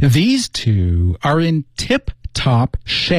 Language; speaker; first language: English; native; English